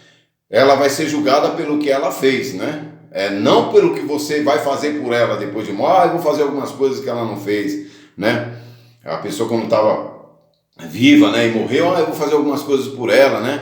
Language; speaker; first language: Portuguese; native; Portuguese